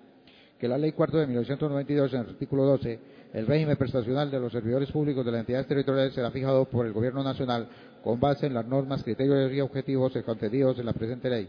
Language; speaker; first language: Spanish; native; Spanish